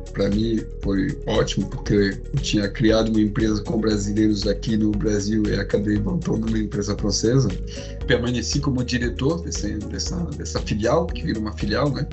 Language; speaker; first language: Portuguese; non-native, fluent; French